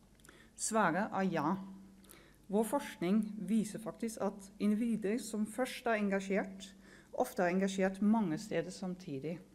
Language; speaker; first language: Norwegian; non-native, fluent; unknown